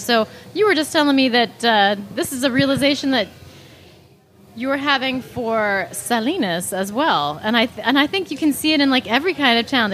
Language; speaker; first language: English; native; English